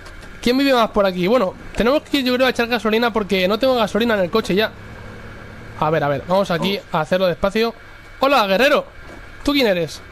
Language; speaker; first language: Spanish; native; Spanish